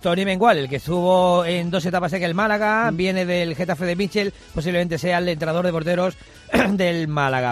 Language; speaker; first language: Spanish; native; Spanish